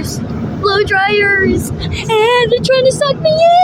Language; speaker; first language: English; native; English